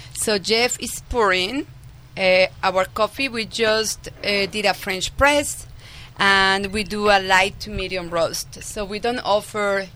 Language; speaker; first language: English; non-native, fluent; Spanish